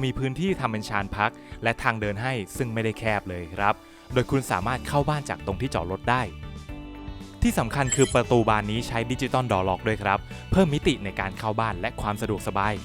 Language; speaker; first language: Thai; native; Thai